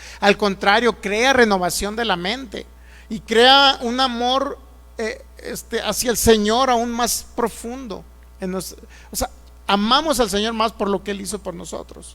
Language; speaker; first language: Spanish; native; Spanish